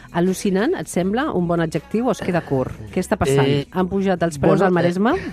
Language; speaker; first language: Catalan; native; Catalan